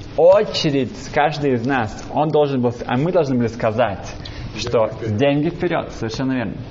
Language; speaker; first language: Russian; early bilingual, heritage; Russian